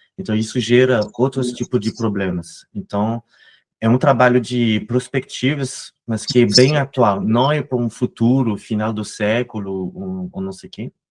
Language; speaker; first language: Portuguese; non-native, fluent; French